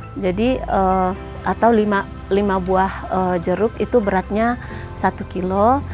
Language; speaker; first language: Indonesian; non-native, local second language; Minangkabau